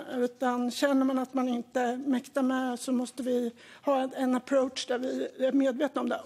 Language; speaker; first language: Swedish; native; Swedish